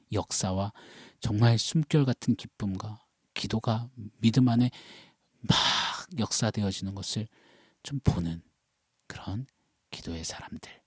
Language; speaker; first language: Korean; native; Korean